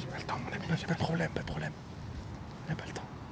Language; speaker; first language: French; native; French